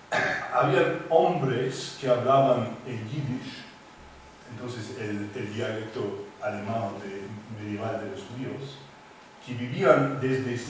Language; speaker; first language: Spanish; non-native, fluent; English